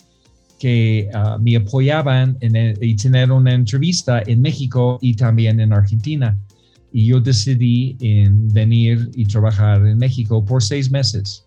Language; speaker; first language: Spanish; non-native, fluent; English